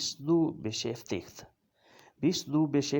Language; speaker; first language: German; non-native, fluent; Urdu